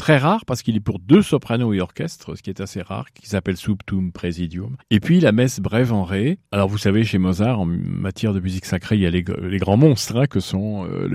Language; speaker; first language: French; native; French